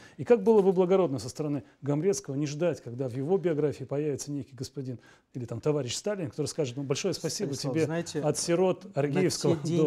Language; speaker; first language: Russian; native; Russian